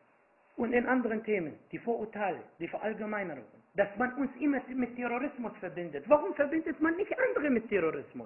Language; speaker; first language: German; non-native, fluent; Arabic